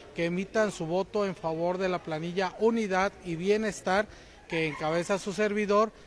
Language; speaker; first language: Spanish; native; Spanish